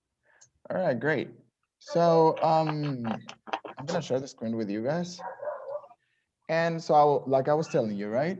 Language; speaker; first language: English; non-native, fluent; Spanish